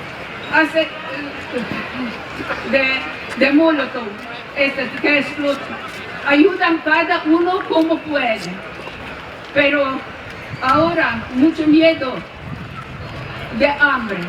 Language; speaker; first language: Spanish; non-native, fluent; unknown